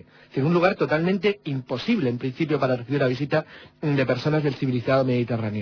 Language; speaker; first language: Spanish; native; Spanish